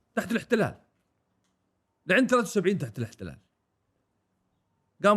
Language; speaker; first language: Arabic; native; Arabic